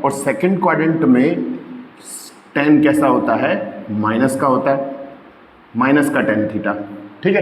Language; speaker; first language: Hindi; native; Hindi